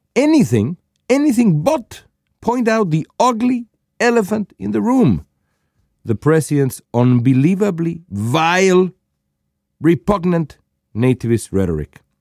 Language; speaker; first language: English; non-native, fluent; Spanish